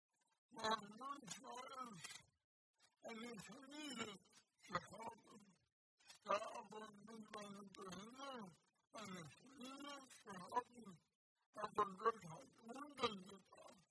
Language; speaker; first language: German; non-native, learner; Russian